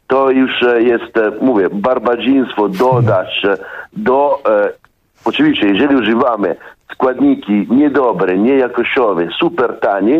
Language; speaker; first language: Polish; non-native, fluent; Italian